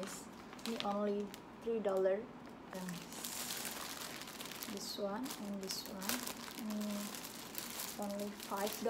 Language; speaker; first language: English; non-native, learner; Indonesian